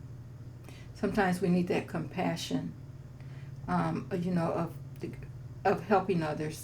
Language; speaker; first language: English; native; English